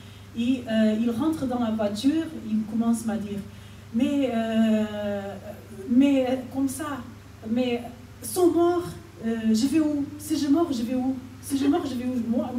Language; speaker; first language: French; non-native, fluent; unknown